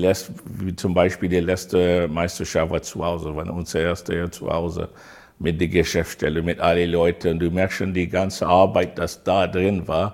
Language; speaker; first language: German; non-native, learner; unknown